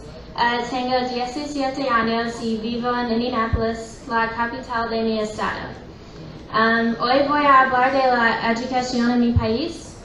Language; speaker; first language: Spanish; non-native, learner; English